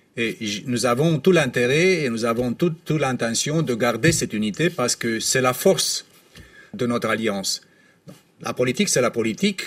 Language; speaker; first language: French; non-native, fluent; Romanian